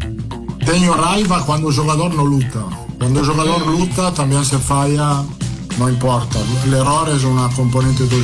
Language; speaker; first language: Portuguese; non-native, fluent; Italian